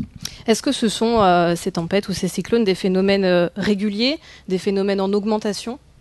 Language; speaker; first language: French; native; French